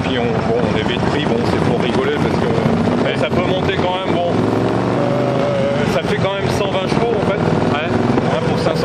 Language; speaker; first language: French; native; French